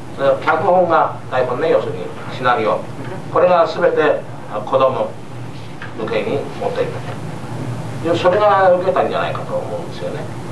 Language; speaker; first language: Japanese; native; Japanese